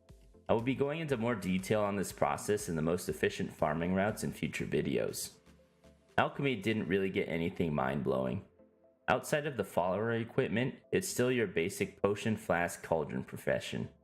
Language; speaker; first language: English; native; English